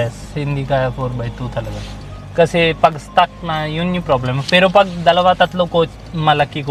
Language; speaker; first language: Filipino; non-native, learner; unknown